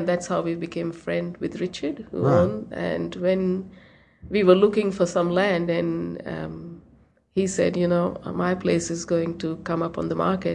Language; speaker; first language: English; non-native, local second language; Hindi